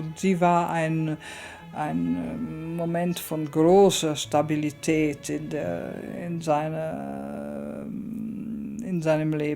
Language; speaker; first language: German; early bilingual, heritage; German